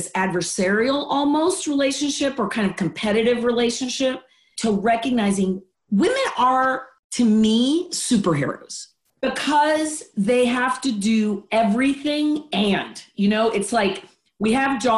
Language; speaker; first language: English; non-native, fluent; Spanish